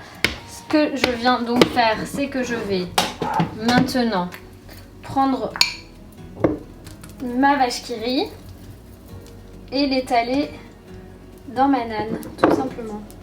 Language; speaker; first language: French; native; French